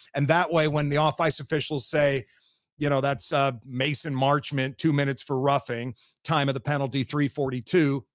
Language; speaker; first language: English; native; English